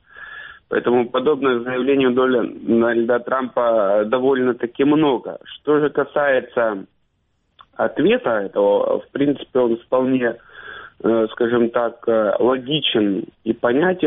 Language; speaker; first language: Russian; native; Russian